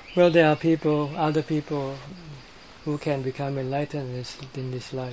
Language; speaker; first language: English; non-native, fluent; Thai